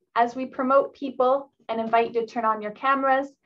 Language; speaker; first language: English; native; English